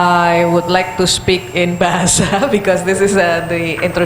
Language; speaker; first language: English; non-native, fluent; Indonesian